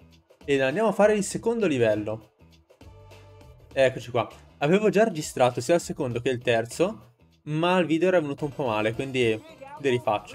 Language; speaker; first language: Italian; native; Italian